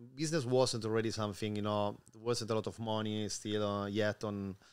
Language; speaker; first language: English; non-native, fluent; Spanish